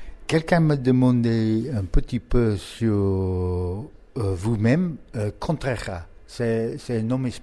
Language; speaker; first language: French; non-native, learner; English